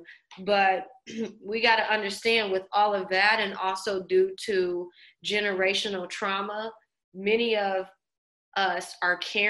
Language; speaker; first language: English; native; English